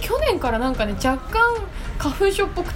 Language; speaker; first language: Japanese; native; Japanese